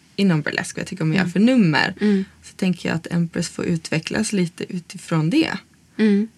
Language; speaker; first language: Swedish; native; Swedish